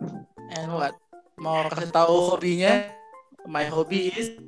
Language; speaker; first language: English; non-native, fluent; Indonesian